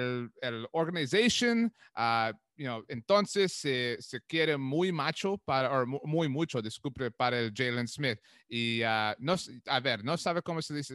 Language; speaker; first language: Spanish; non-native, learner; English